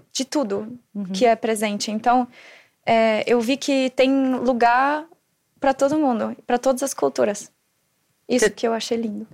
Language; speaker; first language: Portuguese; non-native, fluent; German